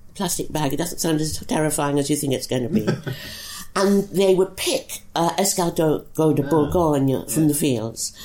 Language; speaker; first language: English; native; English